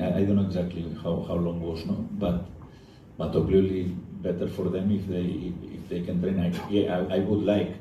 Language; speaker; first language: English; non-native, fluent; Spanish